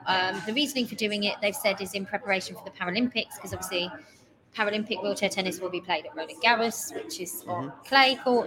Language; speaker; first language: English; native; English